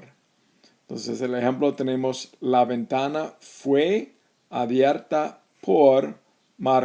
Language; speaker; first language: Spanish; non-native, fluent; English